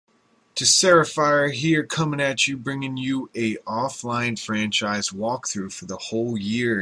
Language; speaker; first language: English; native; English